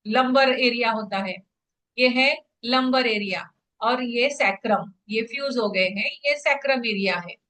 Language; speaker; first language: Hindi; non-native, local second language; Marathi